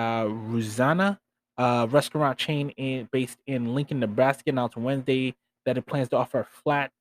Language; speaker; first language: English; native; English